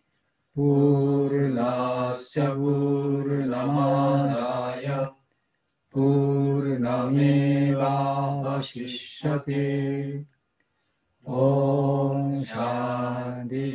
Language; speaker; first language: Japanese; non-native, learner; Bangla